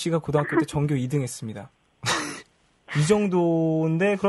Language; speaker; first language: Korean; native; Korean